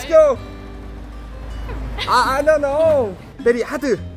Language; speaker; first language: English; non-native, learner; Korean